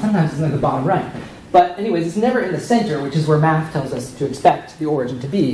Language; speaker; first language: English; native; English